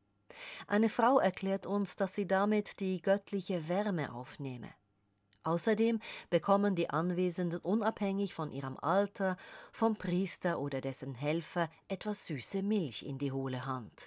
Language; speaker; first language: German; native; German